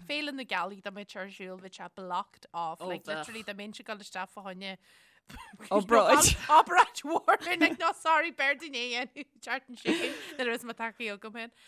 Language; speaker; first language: Irish; native; Irish